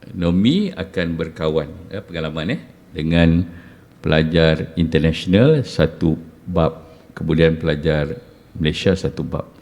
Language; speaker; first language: Malay; native; Malay